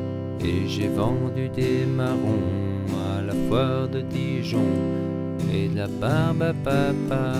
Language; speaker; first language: French; native; French